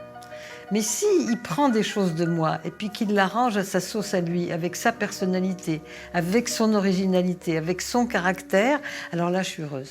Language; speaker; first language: French; native; French